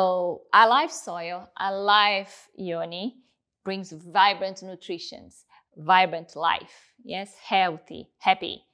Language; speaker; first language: English; non-native, fluent; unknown